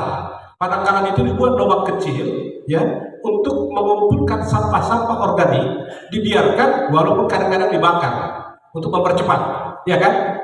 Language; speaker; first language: Indonesian; native; Indonesian